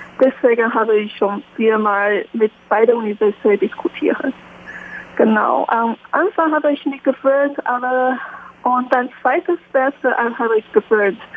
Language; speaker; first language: German; non-native, learner; Chinese